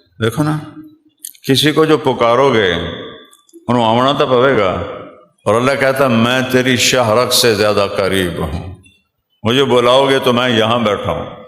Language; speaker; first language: Urdu; non-native, local second language; Punjabi